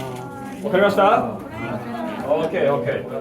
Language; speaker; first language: Japanese; non-native, fluent; English